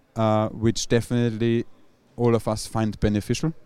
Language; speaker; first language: English; non-native, fluent; German